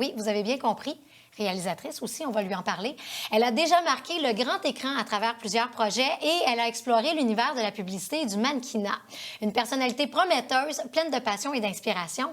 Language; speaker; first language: French; native; French